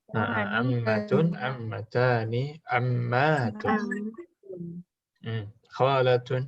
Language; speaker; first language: Arabic; non-native, fluent; Indonesian